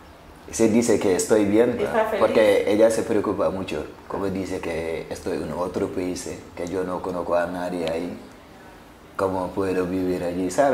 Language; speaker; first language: Spanish; non-native, learner; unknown